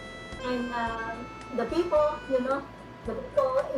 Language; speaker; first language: English; non-native, learner; Vietnamese